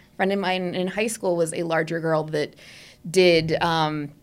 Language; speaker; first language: English; native; English